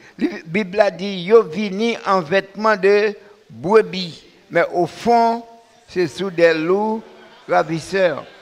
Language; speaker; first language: French; non-native, local second language; Haitian Creole